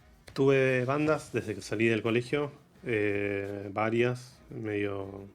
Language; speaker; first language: Spanish; native; Spanish